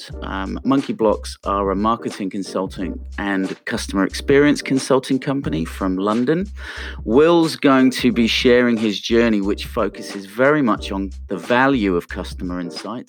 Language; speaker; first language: English; native; English